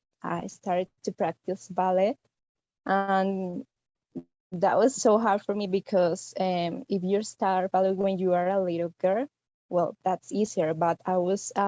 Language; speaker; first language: English; non-native, fluent; Spanish